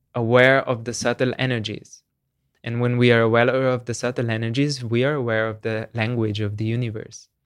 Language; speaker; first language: English; non-native, fluent; Slovenian